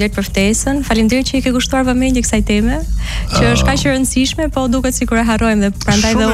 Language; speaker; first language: Albanian; native; Albanian